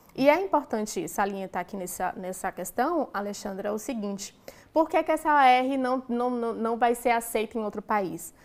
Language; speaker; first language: Portuguese; native; Portuguese